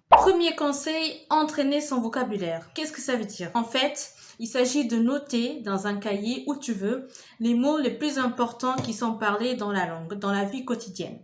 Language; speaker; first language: French; non-native, fluent; Portuguese